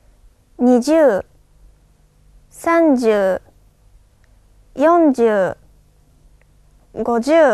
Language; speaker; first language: Chinese; non-native, learner; Thai